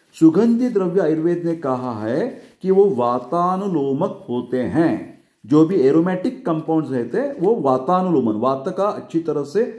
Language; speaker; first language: Hindi; non-native, local second language; Marathi